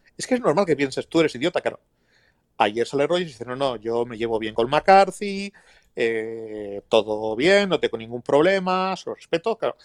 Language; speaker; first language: Spanish; native; Spanish